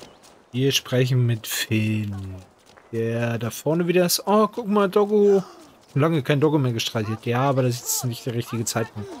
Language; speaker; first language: German; native; German